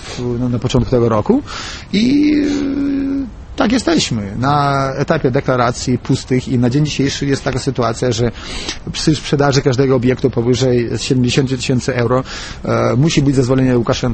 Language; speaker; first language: Polish; non-native, fluent; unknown